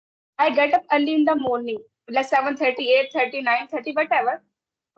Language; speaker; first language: English; non-native, local second language; Hindi